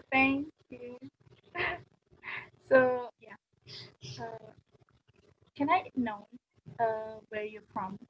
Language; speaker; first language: English; non-native, learner; Indonesian